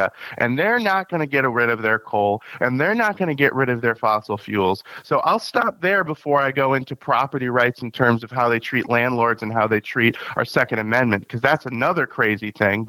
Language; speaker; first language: English; native; English